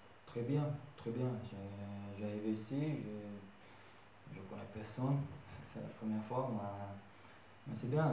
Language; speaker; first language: French; non-native, learner; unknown